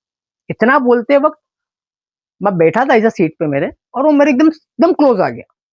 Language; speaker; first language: Hindi; native; Hindi